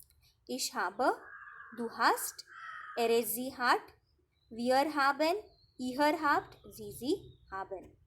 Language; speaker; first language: German; non-native, fluent; Marathi